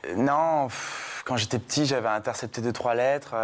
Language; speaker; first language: French; native; French